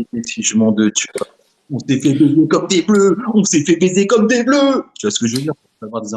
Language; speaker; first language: French; native; French